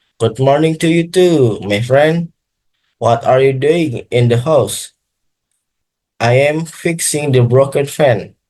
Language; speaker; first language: English; non-native, learner; Indonesian